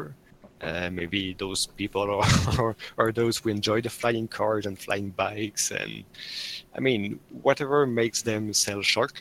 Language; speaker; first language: English; non-native, fluent; French